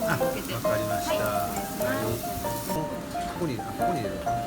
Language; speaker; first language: Japanese; native; Japanese